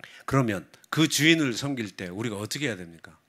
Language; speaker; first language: Korean; native; Korean